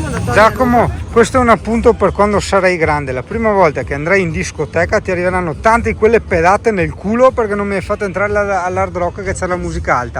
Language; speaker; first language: Italian; native; Italian